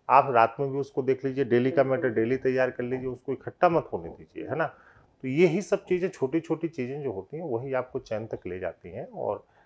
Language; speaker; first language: Hindi; native; Hindi